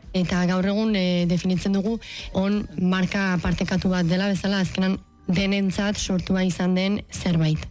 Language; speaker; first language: Basque; native; Basque